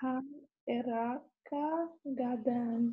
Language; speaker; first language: Arabic; non-native, learner; English